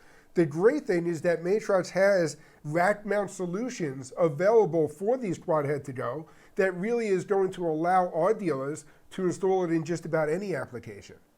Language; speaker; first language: English; native; English